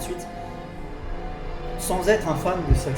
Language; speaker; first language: French; native; French